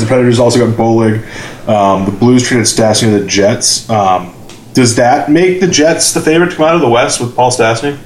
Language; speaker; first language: English; native; English